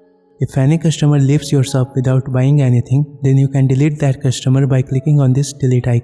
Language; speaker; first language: English; non-native, local second language; Hindi